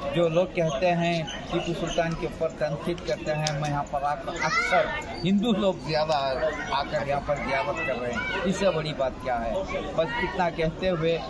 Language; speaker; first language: Hindi; non-native, local second language; Urdu